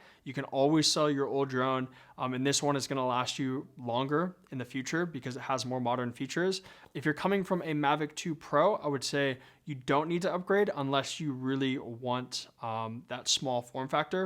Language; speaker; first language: English; native; English